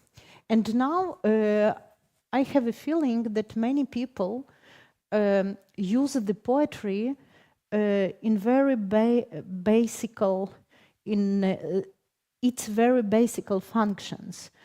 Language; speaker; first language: English; non-native, fluent; Ukrainian